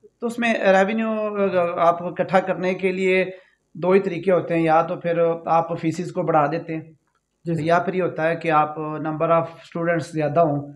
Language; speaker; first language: Urdu; non-native, local second language; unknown